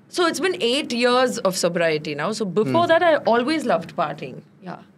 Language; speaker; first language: English; non-native, local second language; Tamil